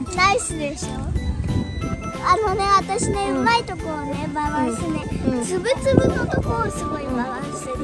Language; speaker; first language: Japanese; early bilingual, other home language; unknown